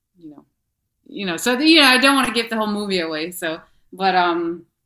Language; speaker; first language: English; non-native, fluent; Danish